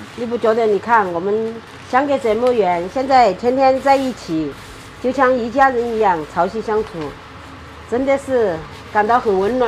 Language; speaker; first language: Chinese; native; Chinese